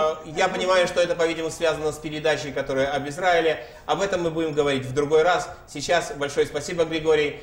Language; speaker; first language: Russian; native; Russian